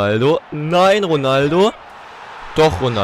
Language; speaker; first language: German; native; German